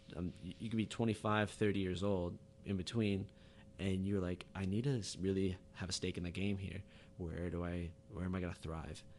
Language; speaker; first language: English; native; English